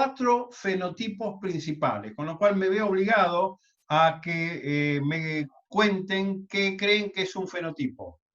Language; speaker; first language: Spanish; native; Spanish